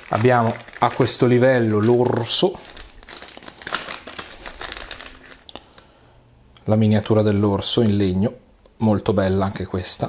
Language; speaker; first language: Italian; native; Italian